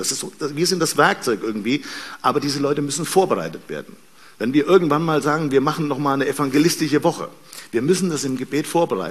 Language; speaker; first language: German; native; German